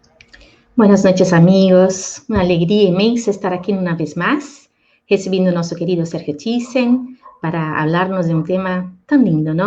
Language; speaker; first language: Spanish; native; Spanish